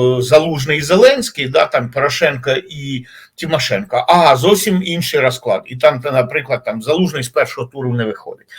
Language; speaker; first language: Ukrainian; native; Ukrainian